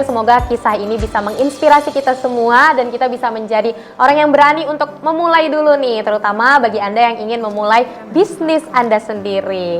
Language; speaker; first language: Indonesian; native; Indonesian